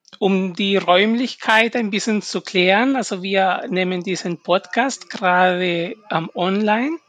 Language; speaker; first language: German; non-native, fluent; Spanish